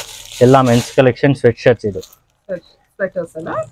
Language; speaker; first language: Kannada; non-native, local second language; Urdu